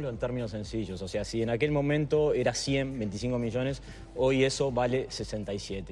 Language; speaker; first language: Spanish; native; Spanish